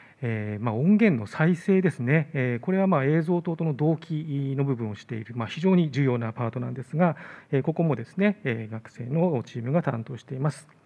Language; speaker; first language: Japanese; native; Japanese